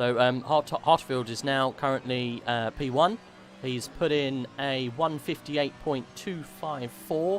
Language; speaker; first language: English; native; English